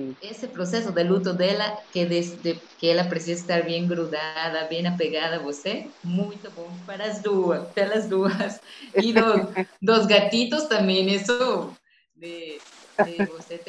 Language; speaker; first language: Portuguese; non-native, fluent; Spanish